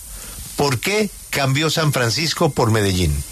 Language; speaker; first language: Spanish; native; Spanish